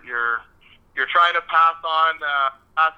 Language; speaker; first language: English; non-native, fluent; French